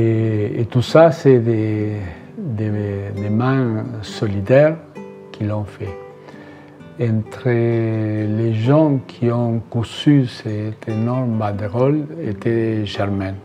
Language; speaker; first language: French; non-native, fluent; Spanish